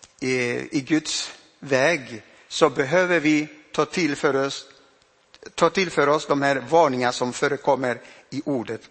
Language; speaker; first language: Swedish; non-native, fluent; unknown